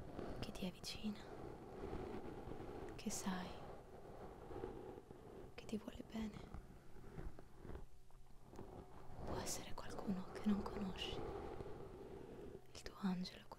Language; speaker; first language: Italian; native; Italian